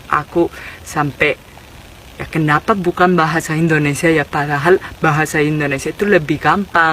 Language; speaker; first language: Indonesian; non-native, fluent; Spanish